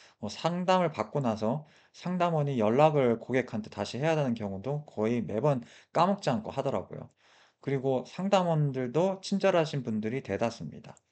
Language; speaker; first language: Korean; early bilingual, heritage; Korean